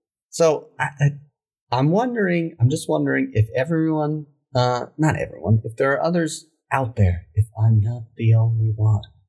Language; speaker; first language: English; native; English